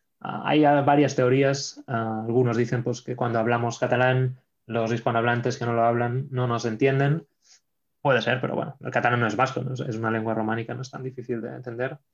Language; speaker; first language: Spanish; non-native, local second language; Catalan